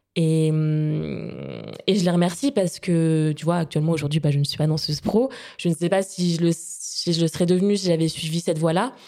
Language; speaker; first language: French; native; French